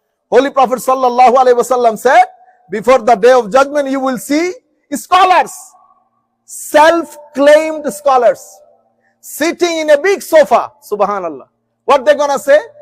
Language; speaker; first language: English; non-native, local second language; Bangla